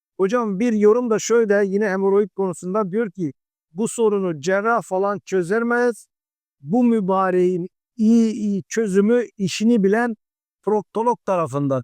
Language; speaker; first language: Turkish; native; Turkish